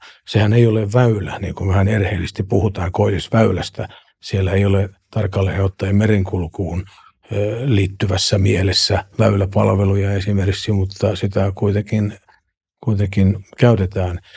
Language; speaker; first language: Finnish; native; Finnish